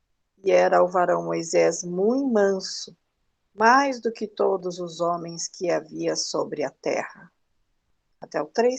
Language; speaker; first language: Portuguese; native; Portuguese